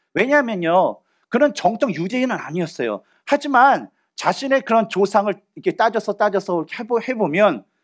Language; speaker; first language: Korean; native; Korean